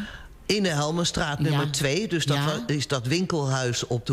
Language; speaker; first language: Dutch; native; Dutch